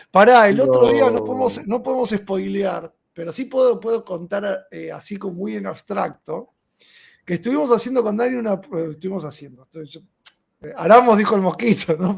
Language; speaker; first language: Spanish; native; Spanish